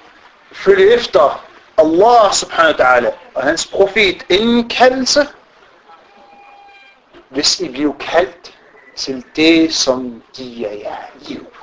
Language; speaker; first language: Danish; non-native, fluent; Arabic